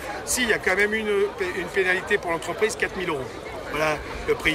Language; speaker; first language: French; native; French